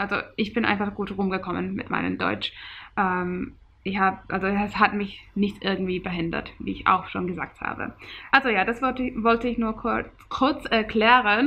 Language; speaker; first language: German; non-native, fluent; Finnish